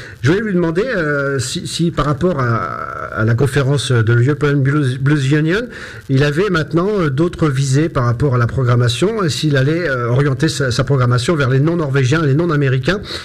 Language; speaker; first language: French; native; French